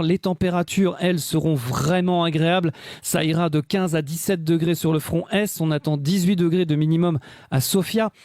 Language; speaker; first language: French; native; French